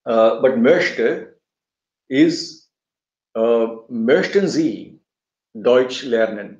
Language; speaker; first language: German; non-native, fluent; Marathi